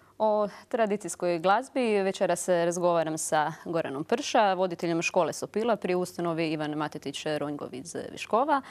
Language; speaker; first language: Croatian; native; Croatian